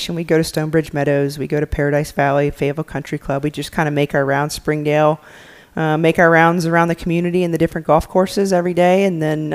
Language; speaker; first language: English; native; English